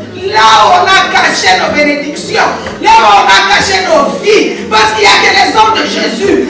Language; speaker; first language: French; non-native, local second language; Lingala